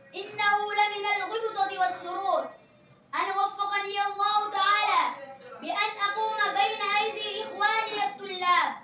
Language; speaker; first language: Arabic; non-native, learner; Urdu